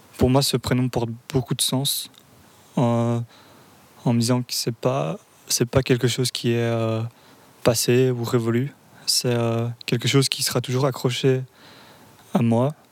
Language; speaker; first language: French; native; French